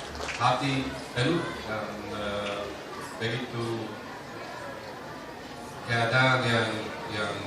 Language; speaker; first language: Indonesian; non-native, fluent; Slovak